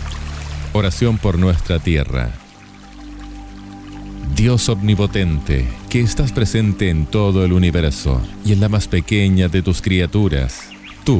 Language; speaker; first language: Spanish; native; Spanish